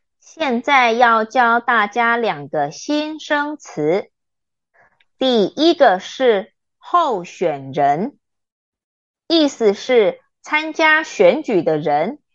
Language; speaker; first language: Chinese; native; Chinese